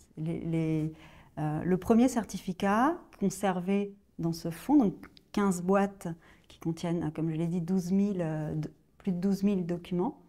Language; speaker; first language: French; native; French